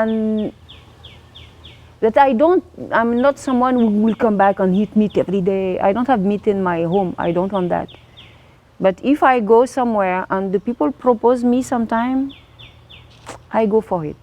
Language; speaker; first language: English; non-native, learner; French